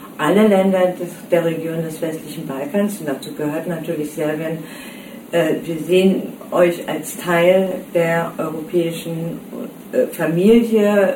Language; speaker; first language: German; native; German